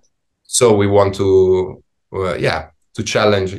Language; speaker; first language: English; non-native, fluent; Italian